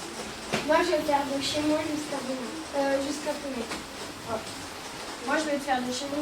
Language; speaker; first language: French; native; French